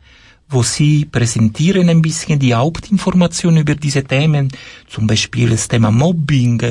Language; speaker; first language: German; non-native, fluent; Italian